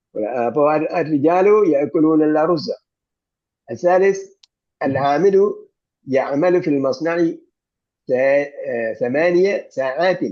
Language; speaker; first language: Arabic; non-native, fluent; Malayalam